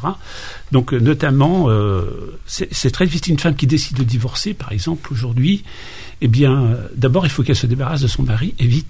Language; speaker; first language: French; native; French